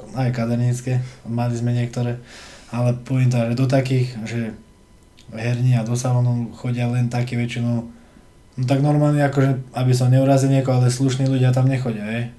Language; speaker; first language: Slovak; early bilingual, heritage; Slovak